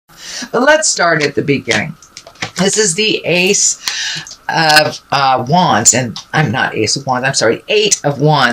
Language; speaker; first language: English; native; English